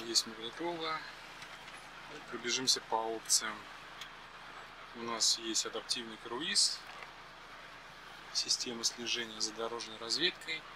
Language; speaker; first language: Russian; native; Russian